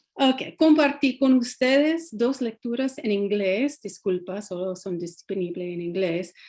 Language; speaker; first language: Spanish; non-native, fluent; English